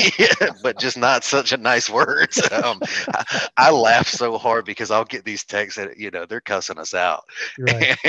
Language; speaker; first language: English; native; English